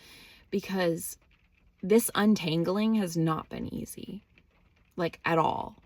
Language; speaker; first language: English; native; English